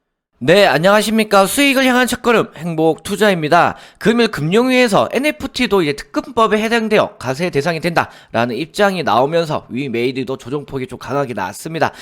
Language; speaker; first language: Korean; native; Korean